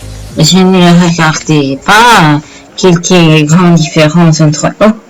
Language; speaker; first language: French; non-native, learner; Spanish